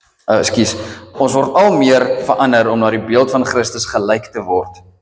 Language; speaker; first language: Afrikaans; native; Afrikaans